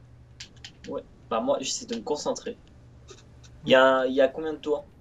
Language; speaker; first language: French; native; French